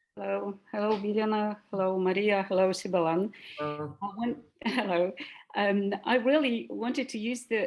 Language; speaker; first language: English; non-native, fluent; Polish